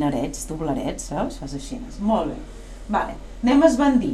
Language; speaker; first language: Catalan; native; Catalan